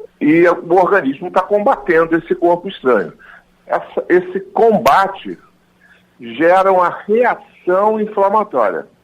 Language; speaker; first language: Portuguese; native; Portuguese